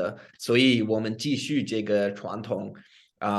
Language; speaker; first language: Chinese; non-native, fluent; English